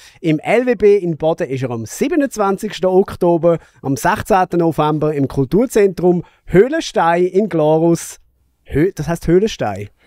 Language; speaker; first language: German; native; German